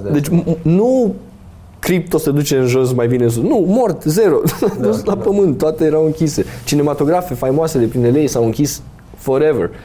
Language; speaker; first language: Romanian; native; Romanian